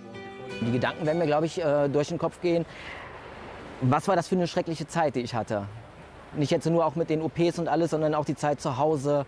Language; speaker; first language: German; native; German